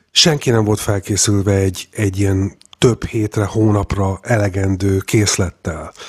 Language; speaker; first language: Hungarian; native; Hungarian